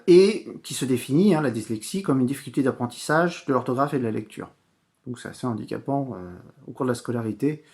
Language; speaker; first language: French; native; French